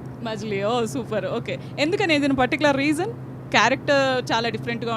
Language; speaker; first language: Telugu; native; Telugu